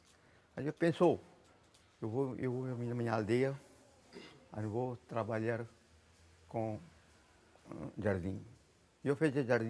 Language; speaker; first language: Portuguese; non-native, local second language; Konkani